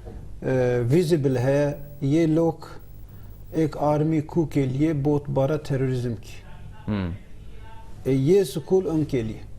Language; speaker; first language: Hindi; non-native, learner; Turkish